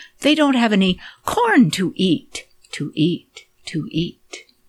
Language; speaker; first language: English; native; English